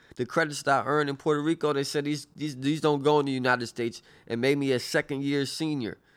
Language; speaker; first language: English; native; English